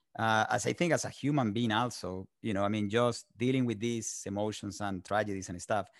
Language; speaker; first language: English; non-native, fluent; Spanish